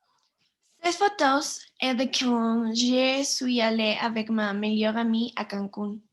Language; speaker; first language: French; non-native, learner; Spanish